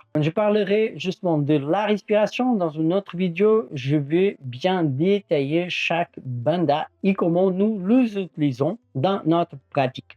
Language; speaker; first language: French; non-native, fluent; Portuguese